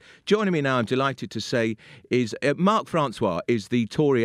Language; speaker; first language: English; native; English